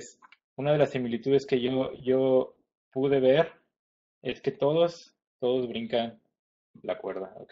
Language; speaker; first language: Spanish; native; Spanish